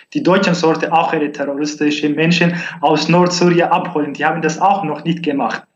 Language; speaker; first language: German; non-native, learner; Arabic